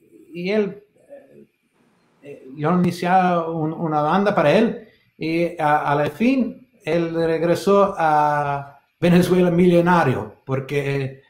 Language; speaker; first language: Spanish; non-native, fluent; English